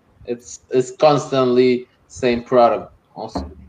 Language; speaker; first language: English; non-native, local second language; Spanish